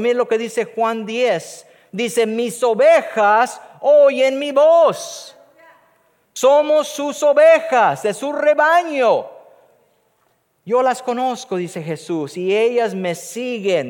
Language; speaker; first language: Spanish; native; Spanish